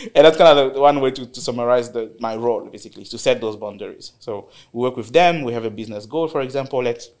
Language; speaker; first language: English; non-native, fluent; French